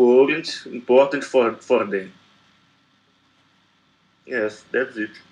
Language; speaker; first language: English; non-native, learner; Portuguese